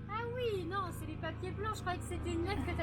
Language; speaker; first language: French; native; French